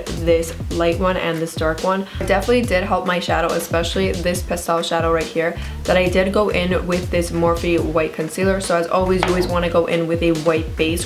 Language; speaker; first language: English; native; English